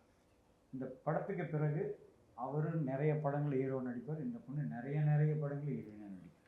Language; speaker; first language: Tamil; native; Tamil